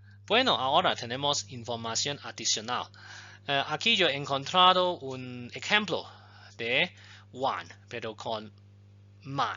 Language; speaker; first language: Spanish; non-native, fluent; Chinese